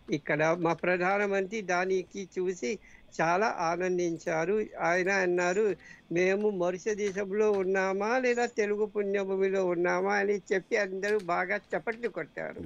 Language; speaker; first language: Telugu; non-native, fluent; Morisyen